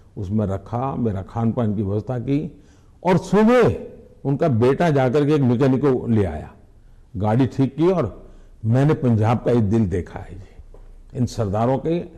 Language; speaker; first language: Hindi; non-native, local second language; Gujarati